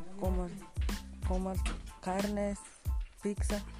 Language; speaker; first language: Spanish; non-native, local second language; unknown